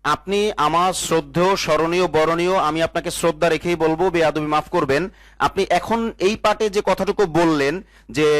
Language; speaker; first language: Bangla; native; Bangla